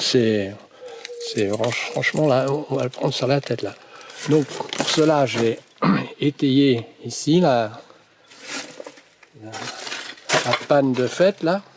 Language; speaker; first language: French; native; French